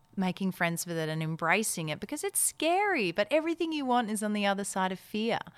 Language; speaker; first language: English; early bilingual, other home language; Dutch